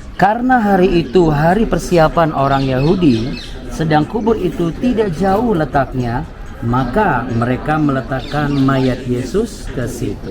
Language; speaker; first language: Indonesian; native; Indonesian